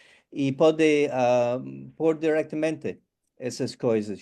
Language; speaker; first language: Portuguese; non-native, fluent; English